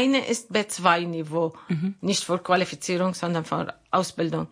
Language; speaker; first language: German; non-native, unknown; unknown